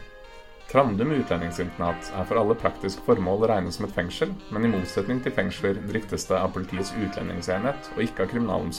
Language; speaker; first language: Norwegian; native; Norwegian